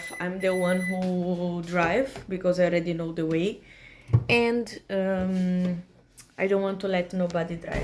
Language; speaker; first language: English; non-native, learner; Portuguese